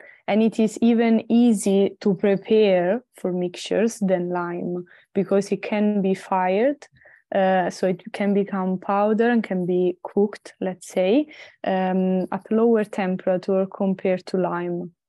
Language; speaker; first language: English; non-native, fluent; Italian